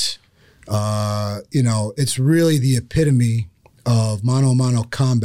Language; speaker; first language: English; native; English